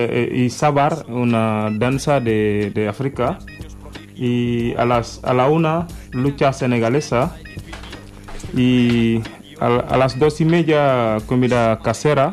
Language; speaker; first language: Spanish; non-native, learner; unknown